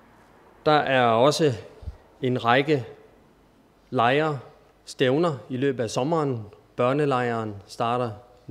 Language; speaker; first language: Danish; native; Danish